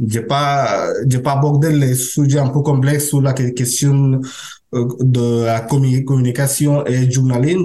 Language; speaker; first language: French; non-native, learner; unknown